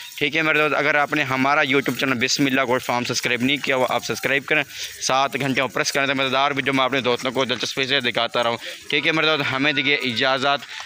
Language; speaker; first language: Urdu; non-native, local second language; Saraiki